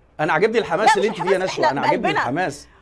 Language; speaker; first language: Arabic; native; Arabic